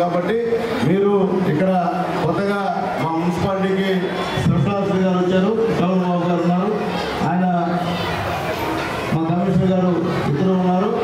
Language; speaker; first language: Telugu; native; Telugu